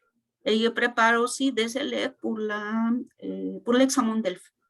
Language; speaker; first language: French; non-native, fluent; Spanish